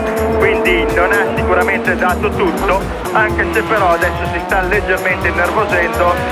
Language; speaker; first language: Italian; native; Italian